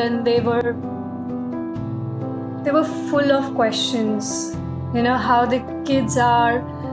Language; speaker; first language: English; non-native, local second language; Hindi